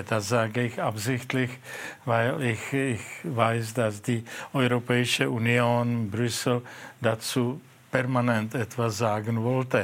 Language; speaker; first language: German; non-native, fluent; Czech